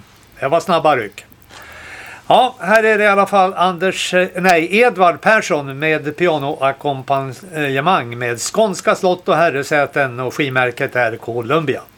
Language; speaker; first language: Swedish; native; Swedish